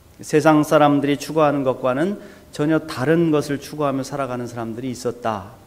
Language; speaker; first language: Korean; native; Korean